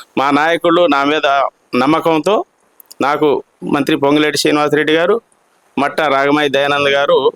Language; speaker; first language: Telugu; non-native, local second language; Lambadi